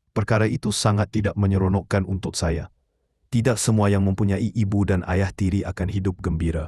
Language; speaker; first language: Malay; native; Malay